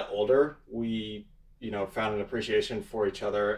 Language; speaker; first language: English; native; English